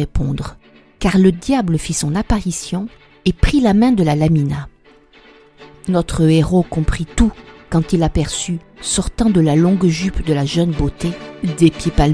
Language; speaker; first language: French; native; French